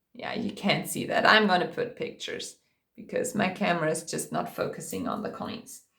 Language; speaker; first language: English; non-native, fluent; German